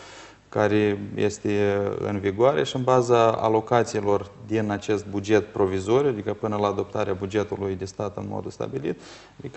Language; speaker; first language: Romanian; native; Romanian